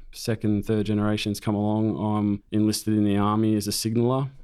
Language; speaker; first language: English; native; English